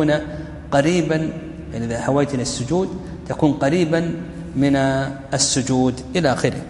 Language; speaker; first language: Arabic; native; Arabic